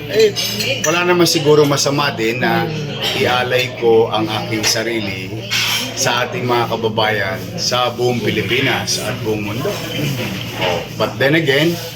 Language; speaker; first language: Filipino; native; Filipino